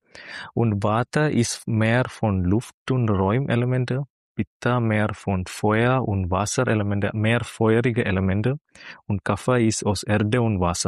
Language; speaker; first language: German; non-native, learner; Malayalam